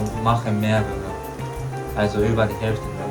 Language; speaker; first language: German; non-native, learner; Japanese